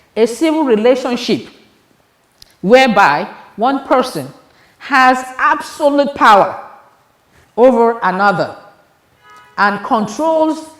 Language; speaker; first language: English; non-native, local second language; Yoruba